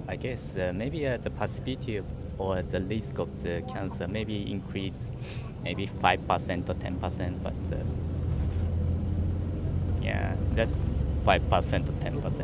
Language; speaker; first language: English; non-native, learner; Japanese